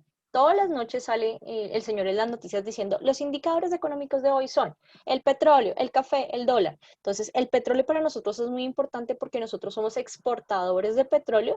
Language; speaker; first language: Spanish; native; Spanish